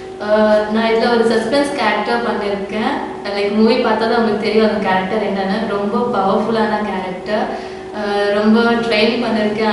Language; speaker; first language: Tamil; non-native, local second language; Telugu